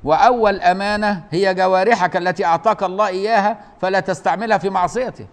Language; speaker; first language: Arabic; native; Arabic